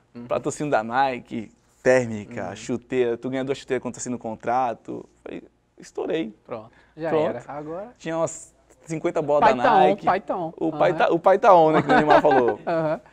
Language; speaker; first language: Portuguese; native; Portuguese